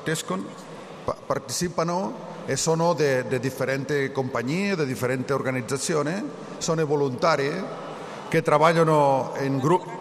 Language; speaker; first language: Italian; non-native, learner; Catalan